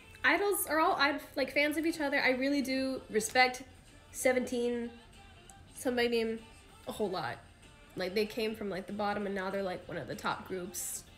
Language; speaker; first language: English; native; English